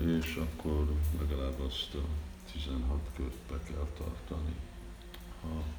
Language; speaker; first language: Hungarian; early bilingual, heritage; Hungarian